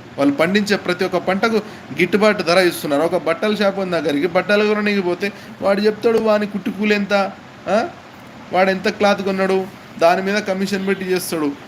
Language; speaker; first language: Telugu; non-native, local second language; Lambadi